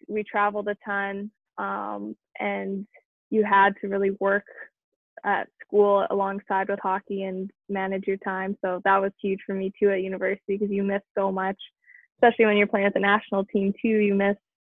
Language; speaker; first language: English; native; English